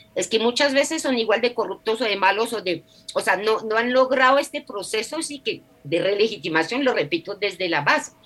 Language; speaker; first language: Spanish; non-native, fluent; French